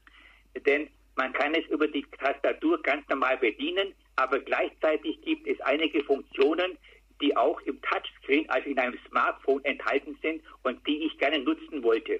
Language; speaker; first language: German; native; German